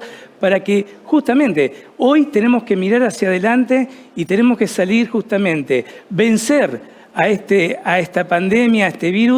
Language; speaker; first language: Spanish; native; Spanish